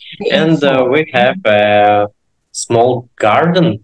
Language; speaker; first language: English; non-native, learner; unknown